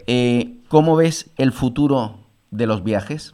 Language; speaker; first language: Spanish; native; Spanish